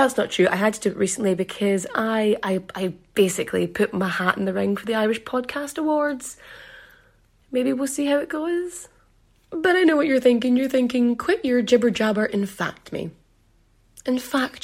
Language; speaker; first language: English; native; English